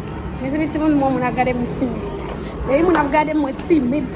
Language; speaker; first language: French; non-native, learner; Haitian Creole